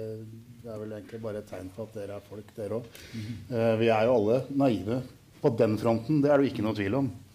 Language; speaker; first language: Norwegian; native; Norwegian